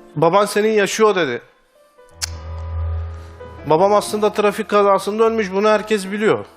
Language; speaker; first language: Turkish; native; Turkish